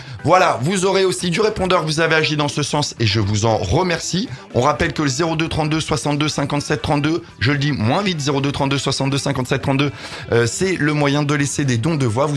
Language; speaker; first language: French; native; French